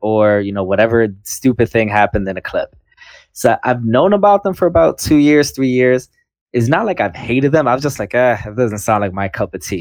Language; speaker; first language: English; native; English